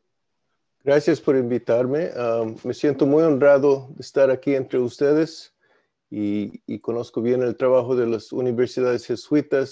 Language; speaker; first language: Spanish; non-native, fluent; English